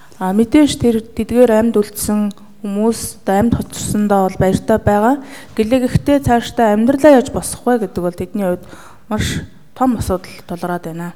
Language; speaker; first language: Mongolian; native; Mongolian